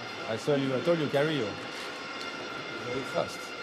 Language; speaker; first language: English; non-native, fluent; French